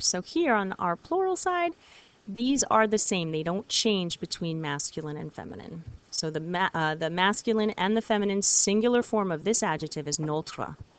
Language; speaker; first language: English; native; English